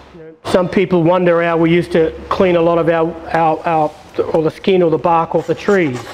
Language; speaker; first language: English; native; English